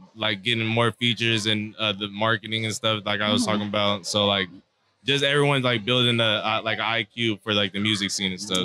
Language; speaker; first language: English; native; English